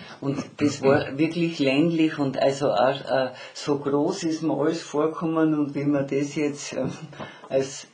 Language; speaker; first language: German; native; German